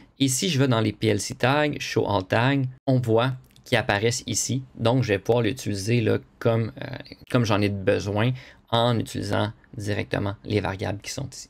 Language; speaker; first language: French; native; French